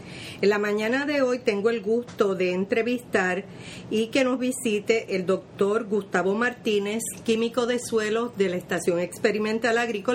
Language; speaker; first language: Spanish; native; Spanish